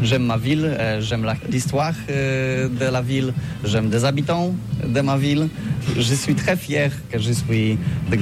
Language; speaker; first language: French; non-native, learner; Polish